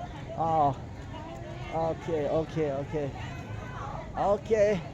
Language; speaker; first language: English; non-native, learner; Thai